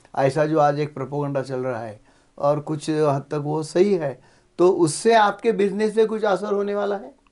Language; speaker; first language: Hindi; non-native, local second language; Marathi